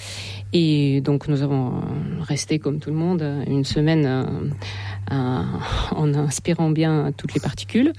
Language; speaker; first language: French; non-native, fluent; Russian